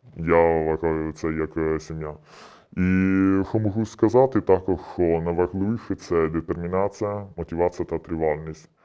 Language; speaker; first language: Ukrainian; early bilingual, heritage; Ukrainian